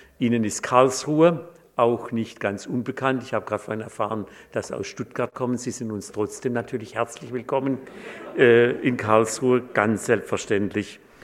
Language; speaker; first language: German; native; German